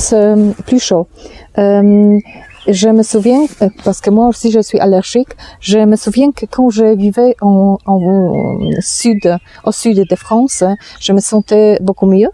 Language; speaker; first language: French; non-native, fluent; Polish